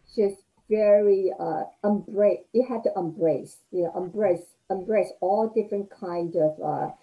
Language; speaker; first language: English; non-native, fluent; Chinese